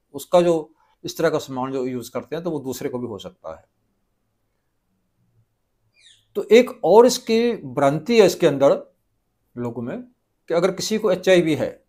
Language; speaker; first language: Hindi; non-native, local second language; Punjabi